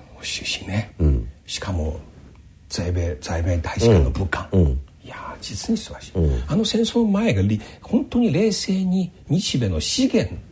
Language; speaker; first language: Japanese; non-native, fluent; Chinese